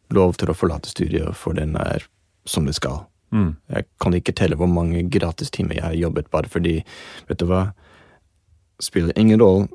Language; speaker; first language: Norwegian; non-native, fluent; English